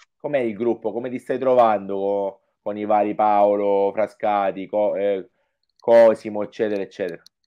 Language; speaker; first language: Italian; native; Italian